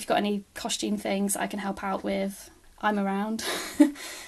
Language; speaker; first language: English; native; English